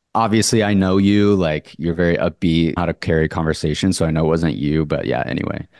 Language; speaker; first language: English; native; English